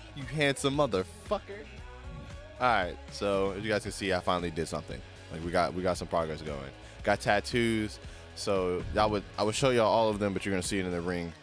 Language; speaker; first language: English; native; English